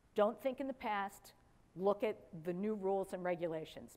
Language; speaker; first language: English; native; English